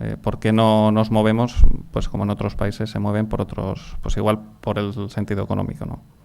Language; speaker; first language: Spanish; native; Spanish